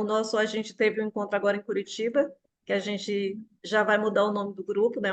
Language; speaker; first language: Portuguese; native; Portuguese